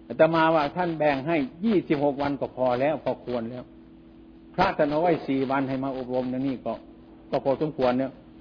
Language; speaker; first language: Thai; non-native, local second language; Northeastern Thai